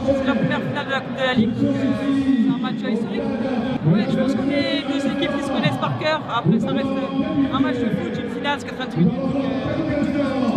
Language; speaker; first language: French; native; French